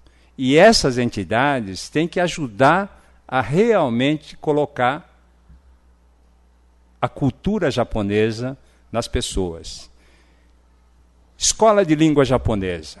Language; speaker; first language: Portuguese; early bilingual, other home language; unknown